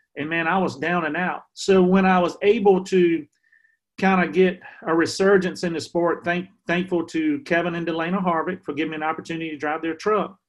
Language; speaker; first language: English; native; English